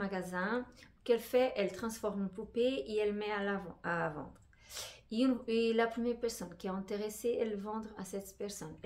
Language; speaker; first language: French; non-native, fluent; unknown